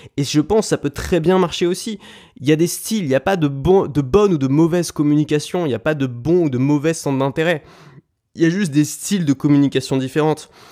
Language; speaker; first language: French; native; French